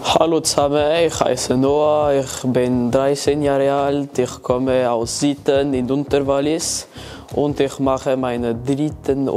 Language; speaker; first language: German; non-native, local second language; French